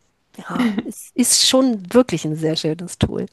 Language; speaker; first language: German; native; German